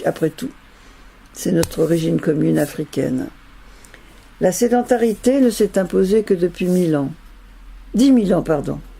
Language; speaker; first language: French; native; French